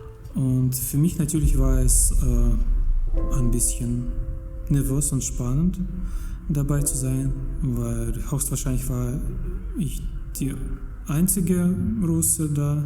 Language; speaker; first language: German; non-native, fluent; Russian